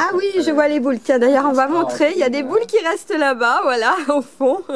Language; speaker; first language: French; native; French